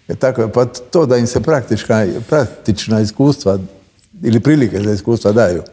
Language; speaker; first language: Croatian; native; Croatian